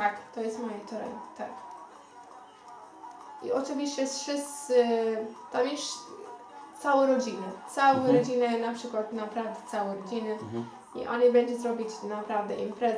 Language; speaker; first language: Polish; non-native, learner; Xhosa